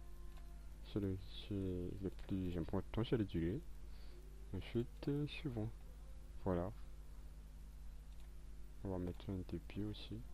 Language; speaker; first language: French; non-native, local second language; Malagasy